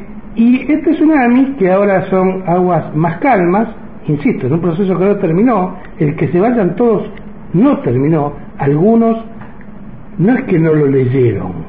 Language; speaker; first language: Spanish; native; Spanish